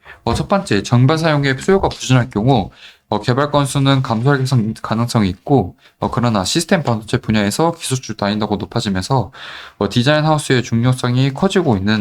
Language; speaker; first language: Korean; native; Korean